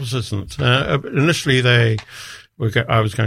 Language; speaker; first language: English; native; English